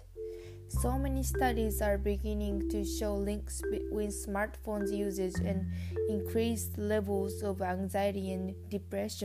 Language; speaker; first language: English; non-native, learner; Japanese